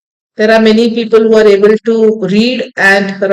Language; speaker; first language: English; non-native, local second language; Hindi